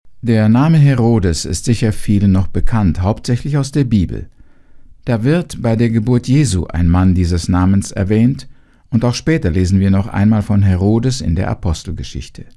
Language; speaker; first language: German; native; German